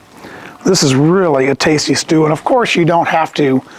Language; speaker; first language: English; native; English